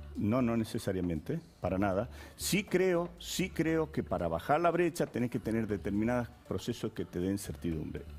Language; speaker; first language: Spanish; native; Spanish